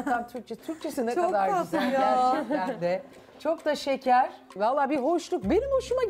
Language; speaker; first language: Turkish; native; Turkish